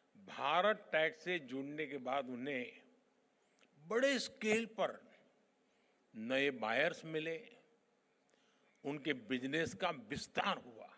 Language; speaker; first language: Hindi; non-native, local second language; Gujarati